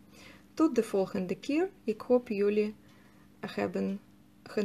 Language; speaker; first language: Dutch; non-native, learner; Russian